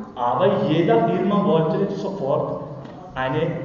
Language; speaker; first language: German; non-native, learner; Romany